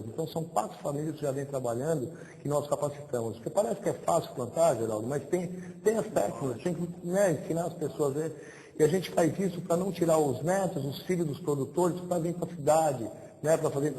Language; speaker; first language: Portuguese; native; Portuguese